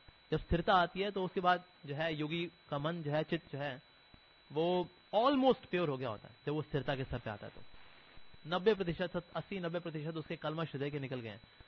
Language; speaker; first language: Hindi; native; Hindi